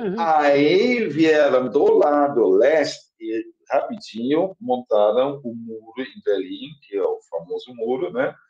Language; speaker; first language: Portuguese; non-native, fluent; German